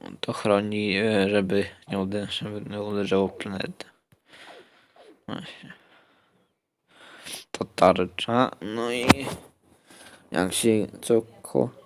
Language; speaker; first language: Polish; native; Polish